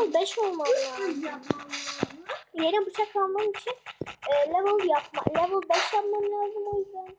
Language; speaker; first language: Turkish; early bilingual, heritage; Turkish